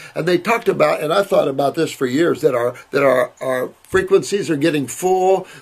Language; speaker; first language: English; native; English